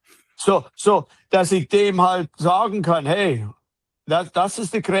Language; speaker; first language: German; non-native, fluent; English